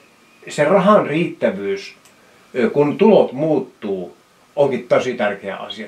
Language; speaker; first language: Finnish; native; Finnish